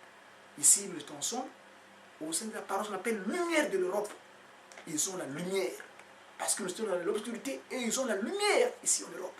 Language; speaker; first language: French; non-native, local second language; Kongo